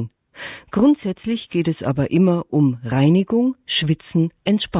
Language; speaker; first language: German; native; German